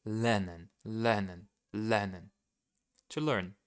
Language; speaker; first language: German; non-native, learner; Portuguese